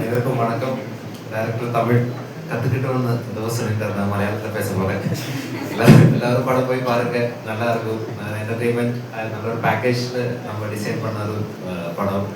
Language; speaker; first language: Tamil; non-native, learner; Malayalam